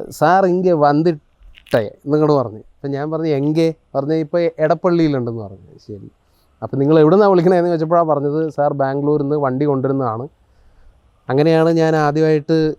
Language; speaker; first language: Malayalam; native; Malayalam